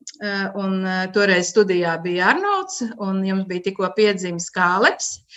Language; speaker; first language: Latvian; native; Latvian